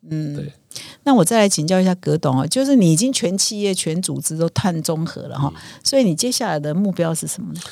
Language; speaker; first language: Chinese; native; Chinese